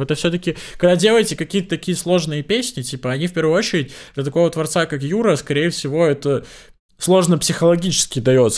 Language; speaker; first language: Russian; native; Russian